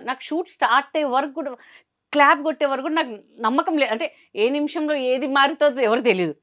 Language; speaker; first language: Telugu; non-native, local second language; Hindi